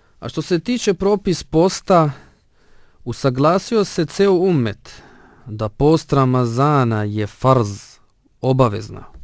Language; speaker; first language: Bosnian; non-native, fluent; Arabic